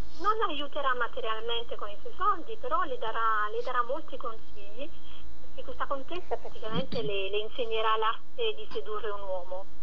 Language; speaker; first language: Italian; native; Italian